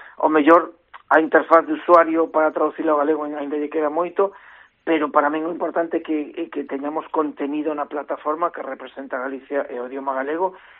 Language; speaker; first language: Galician; native; Galician